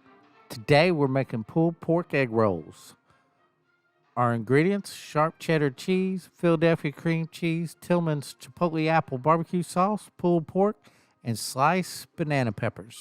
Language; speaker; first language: English; native; English